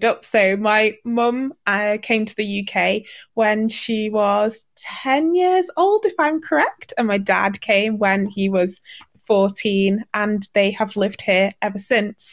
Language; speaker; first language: English; native; English